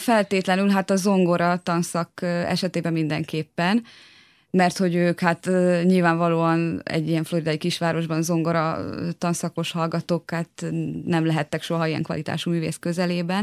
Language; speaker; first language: Hungarian; native; Hungarian